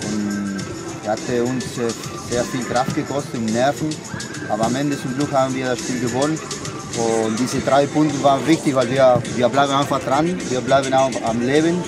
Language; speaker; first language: German; non-native, fluent; Spanish